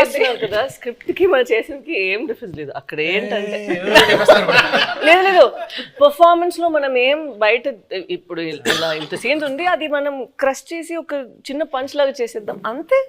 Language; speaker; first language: Telugu; non-native, fluent; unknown